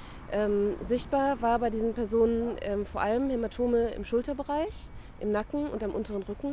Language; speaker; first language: German; native; German